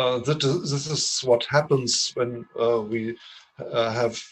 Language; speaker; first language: English; non-native, fluent; German